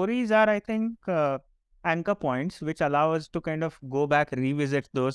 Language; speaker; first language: English; non-native, local second language; Marathi